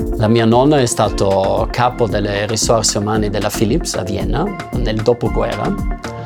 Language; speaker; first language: Italian; non-native, fluent; German